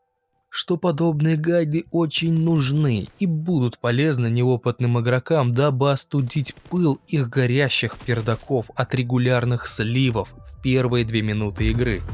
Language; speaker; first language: Russian; native; Russian